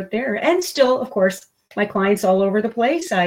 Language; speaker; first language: English; native; English